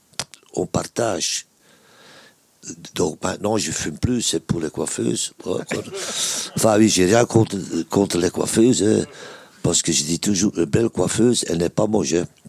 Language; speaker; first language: French; non-native, local second language; Dutch